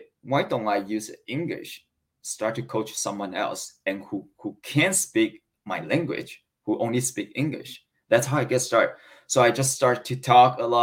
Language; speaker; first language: English; non-native, learner; Chinese